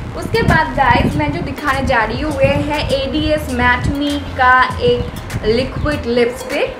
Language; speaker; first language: Hindi; non-native, local second language; Bangla